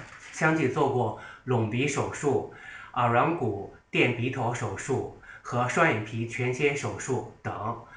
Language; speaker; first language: Chinese; native; Chinese